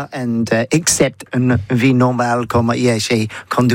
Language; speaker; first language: French; non-native, learner; English